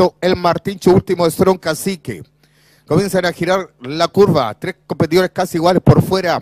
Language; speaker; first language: Spanish; native; Spanish